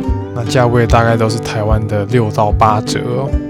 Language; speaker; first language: Chinese; native; Chinese